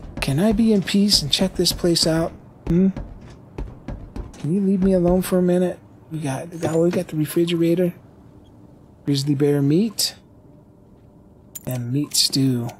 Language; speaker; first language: English; native; English